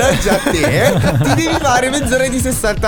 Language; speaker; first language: Italian; native; Italian